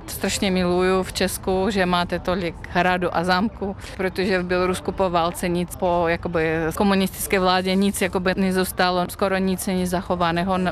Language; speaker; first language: Czech; non-native, fluent; Russian